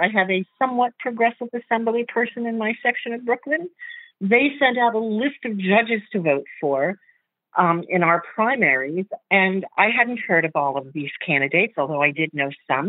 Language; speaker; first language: English; native; English